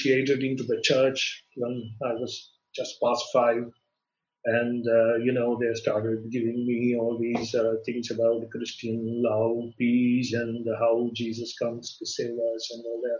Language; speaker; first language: English; non-native, local second language; Malayalam